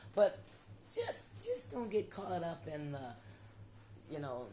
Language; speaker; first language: English; native; English